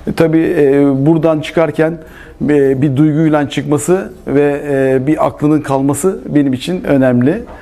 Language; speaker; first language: Turkish; native; Turkish